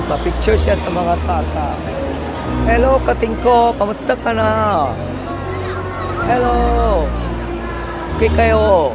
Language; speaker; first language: Cebuano; non-native, fluent; Korean